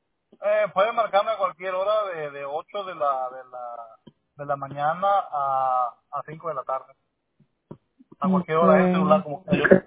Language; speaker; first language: Spanish; native; Spanish